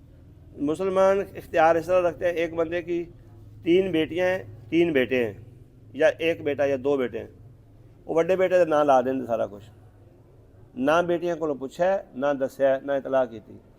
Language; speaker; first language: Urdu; non-native, local second language; Punjabi